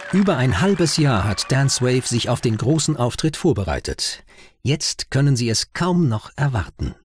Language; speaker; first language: German; native; German